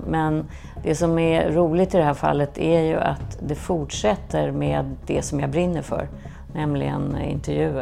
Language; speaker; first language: Swedish; native; Swedish